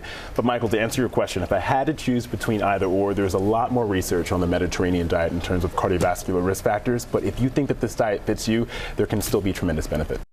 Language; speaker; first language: English; native; English